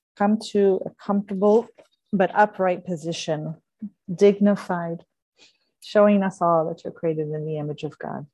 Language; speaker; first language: English; native; English